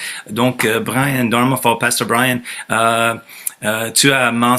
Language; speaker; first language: French; non-native, fluent; English